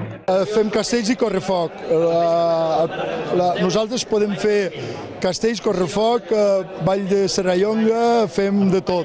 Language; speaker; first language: Catalan; non-native, local second language; French